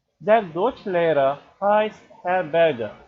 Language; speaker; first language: German; non-native, learner; Turkish